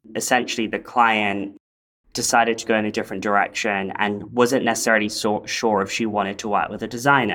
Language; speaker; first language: English; native; English